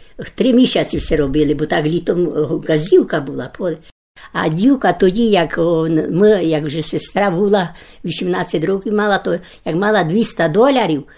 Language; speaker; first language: Ukrainian; native; Ukrainian